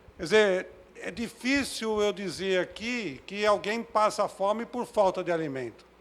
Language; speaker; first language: Portuguese; native; Portuguese